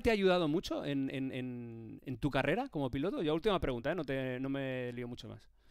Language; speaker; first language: Spanish; native; Spanish